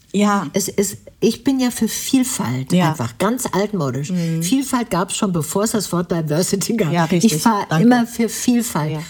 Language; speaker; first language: German; native; German